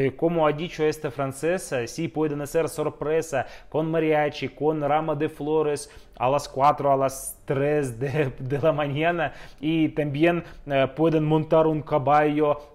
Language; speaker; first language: Spanish; non-native, fluent; Russian